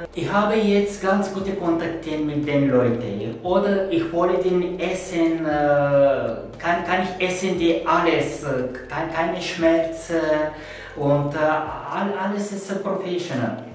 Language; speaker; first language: German; non-native, learner; Turkish